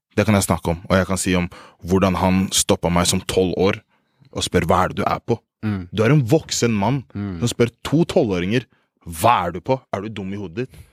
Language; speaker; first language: Norwegian; early bilingual, other home language; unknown